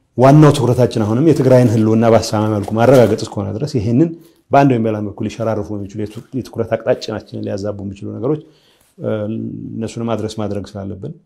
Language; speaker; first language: Amharic; non-native, local second language; Tigrinya